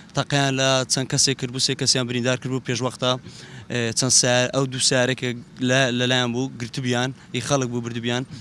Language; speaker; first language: Central Kurdish; native; Central Kurdish